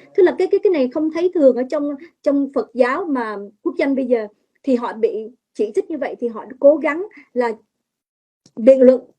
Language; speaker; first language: Vietnamese; early bilingual, heritage; Vietnamese